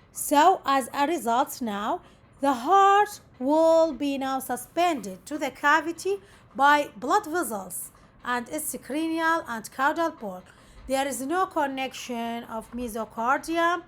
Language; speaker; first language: English; non-native, local second language; Arabic